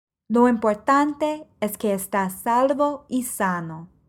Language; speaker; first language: Spanish; non-native, fluent; English